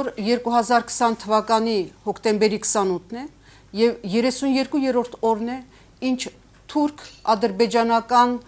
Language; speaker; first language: Armenian; native; Armenian